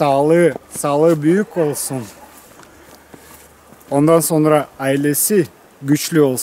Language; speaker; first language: Turkish; non-native, learner; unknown